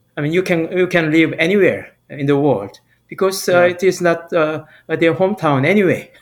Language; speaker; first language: English; non-native, fluent; Korean